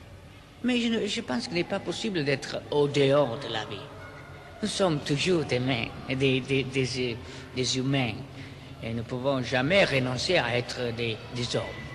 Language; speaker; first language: French; non-native, fluent; Italian